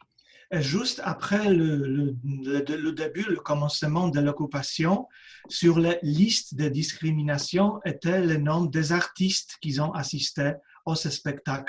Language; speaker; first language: French; non-native, fluent; Polish